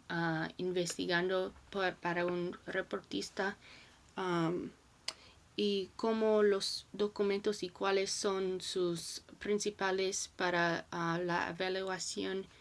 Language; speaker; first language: Spanish; non-native, learner; English